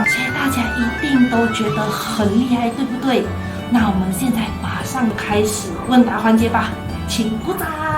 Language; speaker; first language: Chinese; native; Chinese